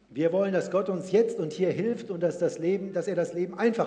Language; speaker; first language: German; native; German